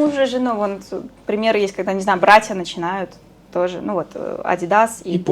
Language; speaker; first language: Russian; native; Russian